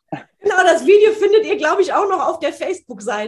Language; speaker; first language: German; native; German